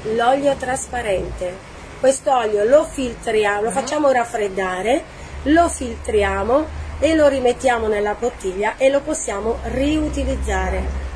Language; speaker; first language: Italian; native; Italian